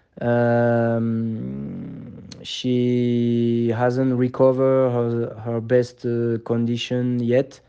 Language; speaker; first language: English; non-native, fluent; French